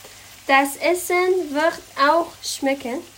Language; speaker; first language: German; non-native, learner; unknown